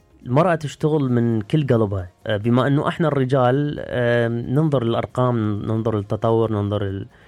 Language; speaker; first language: Arabic; early bilingual, heritage; Arabic